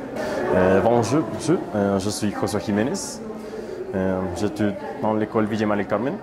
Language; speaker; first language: French; non-native, learner; Spanish